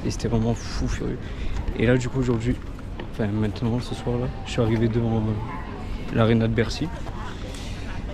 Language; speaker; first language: French; native; French